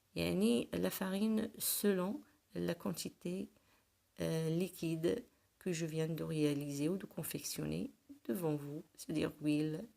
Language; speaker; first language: French; non-native, local second language; Arabic